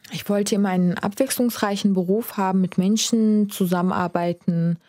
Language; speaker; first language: German; non-native, fluent; Azerbaijani